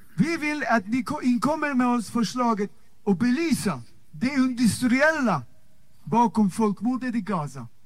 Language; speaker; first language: Swedish; non-native, fluent; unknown